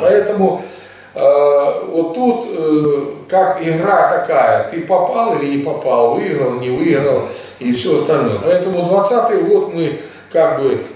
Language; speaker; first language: Russian; native; Russian